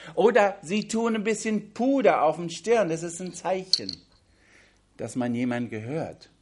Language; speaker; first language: German; non-native, fluent; English